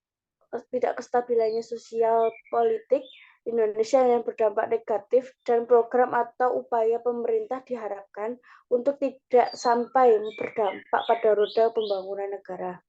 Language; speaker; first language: Indonesian; native; Indonesian